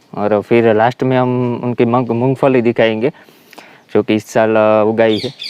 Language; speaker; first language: Hindi; non-native, local second language; Gujarati